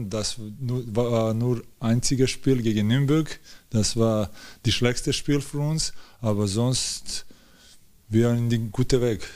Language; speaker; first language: German; non-native, fluent; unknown